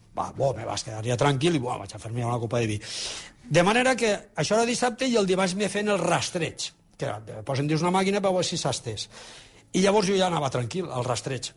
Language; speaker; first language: Catalan; native; Catalan